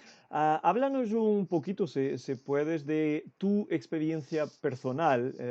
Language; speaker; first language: Spanish; non-native, fluent; Portuguese